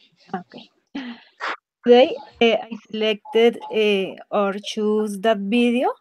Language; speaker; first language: English; non-native, learner; Spanish